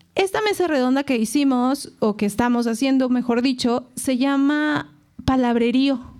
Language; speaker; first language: Spanish; native; Spanish